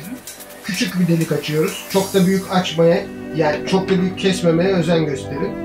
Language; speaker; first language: Turkish; native; Turkish